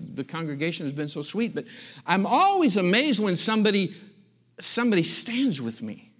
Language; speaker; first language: English; native; English